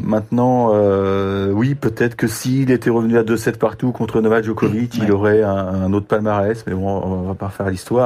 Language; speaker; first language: French; native; French